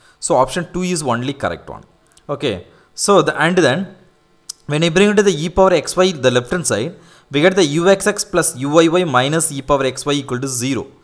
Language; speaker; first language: English; non-native, local second language; Tamil